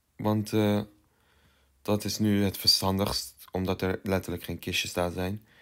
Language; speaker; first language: Dutch; early bilingual, other home language; Turkish